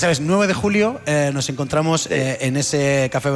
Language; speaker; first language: Spanish; native; Spanish